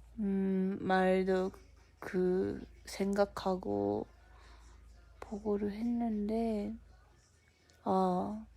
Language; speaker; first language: Korean; non-native, fluent; Japanese